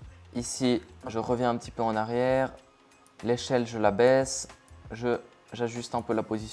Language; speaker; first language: French; native; French